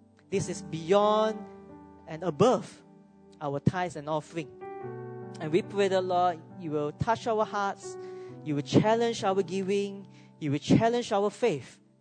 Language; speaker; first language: English; non-native, local second language; Cantonese